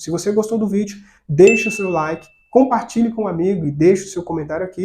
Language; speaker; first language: Portuguese; native; Portuguese